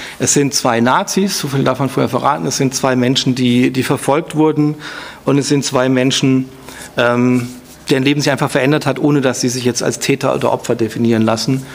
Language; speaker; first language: German; native; German